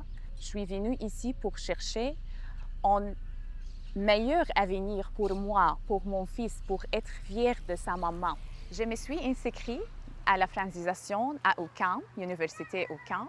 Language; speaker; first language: French; non-native, learner; Arabic